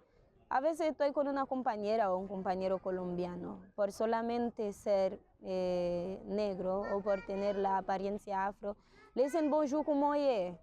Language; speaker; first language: Spanish; non-native, fluent; Haitian Creole